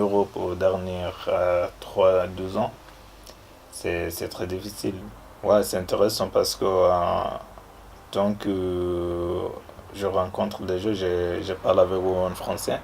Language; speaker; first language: French; non-native, learner; Arabic